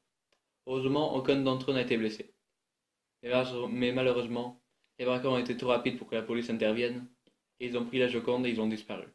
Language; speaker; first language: French; non-native, learner; Spanish